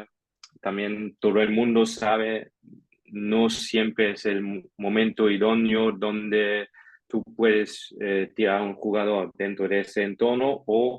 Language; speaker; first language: Spanish; non-native, fluent; German